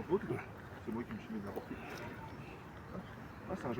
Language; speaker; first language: French; native; French